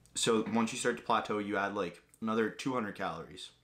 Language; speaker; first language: English; non-native, fluent; Greek